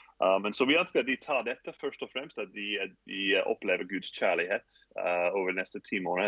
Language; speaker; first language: Norwegian; non-native, fluent; English